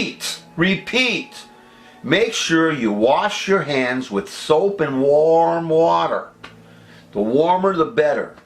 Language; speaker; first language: English; native; English